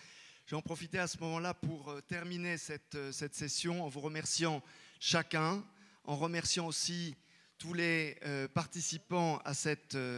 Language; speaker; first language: French; native; French